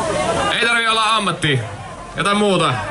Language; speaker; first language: Finnish; native; Finnish